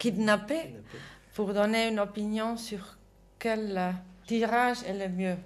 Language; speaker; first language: French; non-native, fluent; Dutch